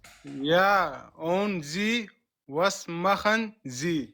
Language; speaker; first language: German; non-native, learner; Pashto